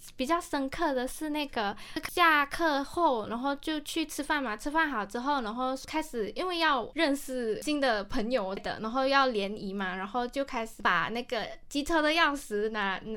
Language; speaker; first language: Chinese; native; Chinese